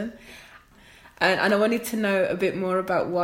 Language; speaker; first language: English; native; English